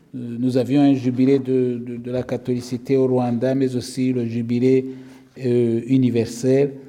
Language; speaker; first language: French; non-native, local second language; Kinyarwanda